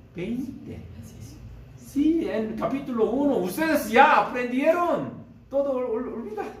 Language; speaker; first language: Spanish; non-native, learner; Korean